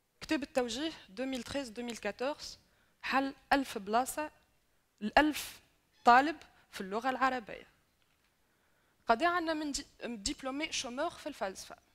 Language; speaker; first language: Arabic; native; Arabic